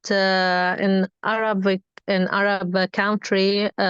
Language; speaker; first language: English; non-native, learner; Arabic